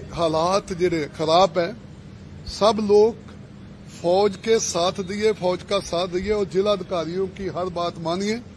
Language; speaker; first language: Hindi; non-native, local second language; Punjabi